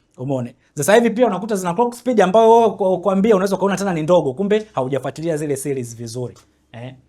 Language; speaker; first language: Swahili; native; Swahili